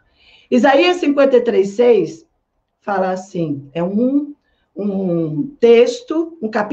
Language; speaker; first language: Portuguese; native; Portuguese